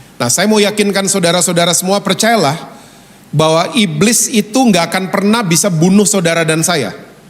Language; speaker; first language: Indonesian; native; Indonesian